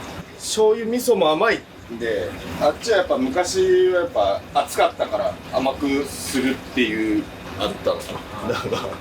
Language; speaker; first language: Japanese; native; Japanese